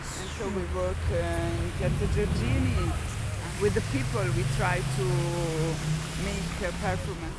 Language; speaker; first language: English; non-native, learner; Italian